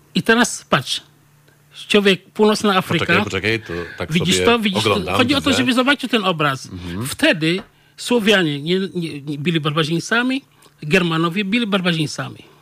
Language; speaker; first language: Polish; non-native, fluent; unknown